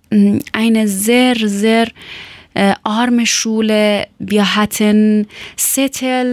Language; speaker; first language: German; non-native, learner; Persian